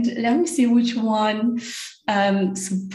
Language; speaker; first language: English; non-native, fluent; French